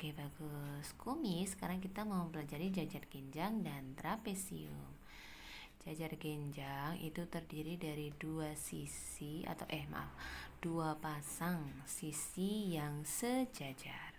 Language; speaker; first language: Indonesian; native; Indonesian